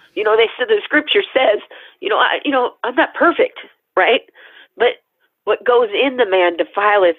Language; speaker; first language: English; native; English